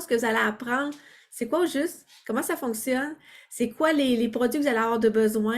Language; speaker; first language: French; native; French